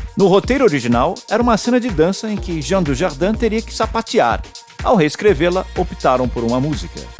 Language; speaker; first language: Portuguese; native; Portuguese